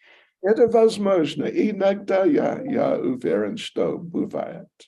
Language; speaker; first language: Russian; non-native, learner; English